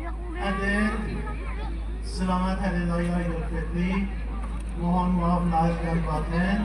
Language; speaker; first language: Indonesian; non-native, learner; Persian